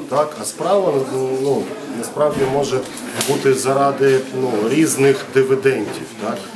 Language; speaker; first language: Ukrainian; non-native, local second language; Russian